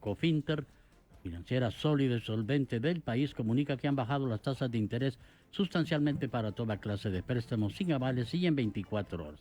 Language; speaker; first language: Spanish; native; Spanish